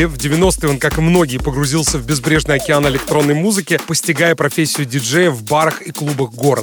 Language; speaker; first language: Russian; native; Russian